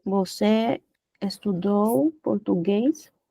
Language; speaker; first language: Portuguese; non-native, learner; Spanish